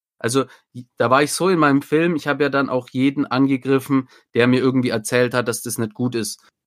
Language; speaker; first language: German; native; German